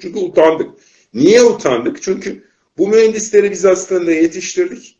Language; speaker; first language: Turkish; native; Turkish